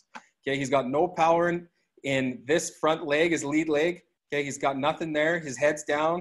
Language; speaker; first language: English; native; English